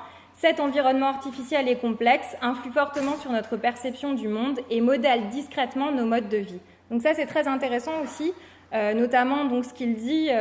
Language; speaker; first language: French; native; French